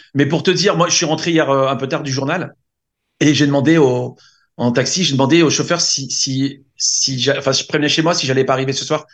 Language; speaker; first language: French; native; French